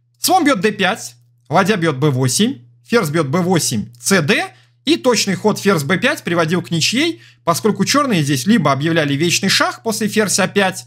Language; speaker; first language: Russian; native; Russian